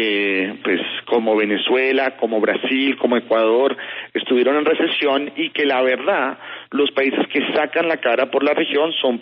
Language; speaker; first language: Spanish; native; Spanish